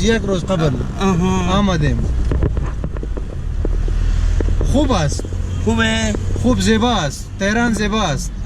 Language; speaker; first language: Persian; non-native, learner; Urdu